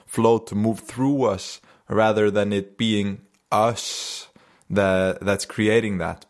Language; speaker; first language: English; non-native, fluent; Icelandic